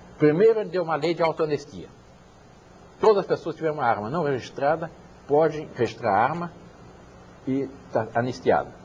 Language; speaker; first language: Portuguese; early bilingual, other home language; French